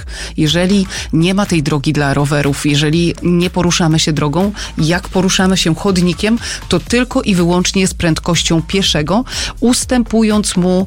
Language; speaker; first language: Polish; native; Polish